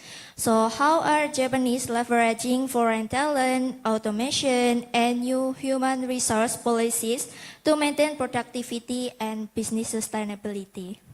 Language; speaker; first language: English; non-native, local second language; Indonesian